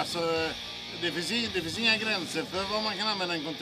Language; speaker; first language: Swedish; native; Swedish